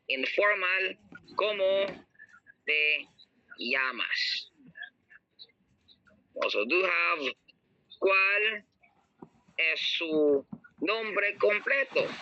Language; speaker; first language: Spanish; non-native, learner; Filipino